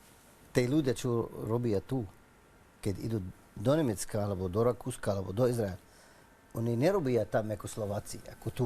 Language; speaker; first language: Slovak; non-native, learner; Arabic